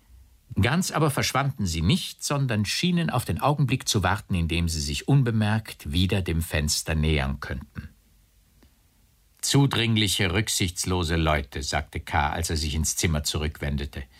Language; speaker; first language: German; native; German